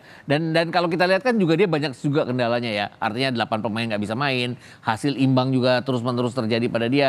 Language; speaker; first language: Indonesian; native; Indonesian